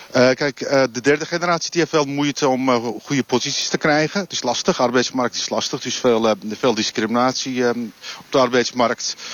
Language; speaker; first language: Dutch; non-native, fluent; Turkish